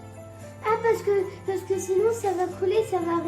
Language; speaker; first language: French; early bilingual, other home language; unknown